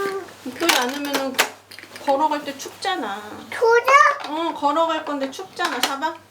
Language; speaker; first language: Korean; native; Korean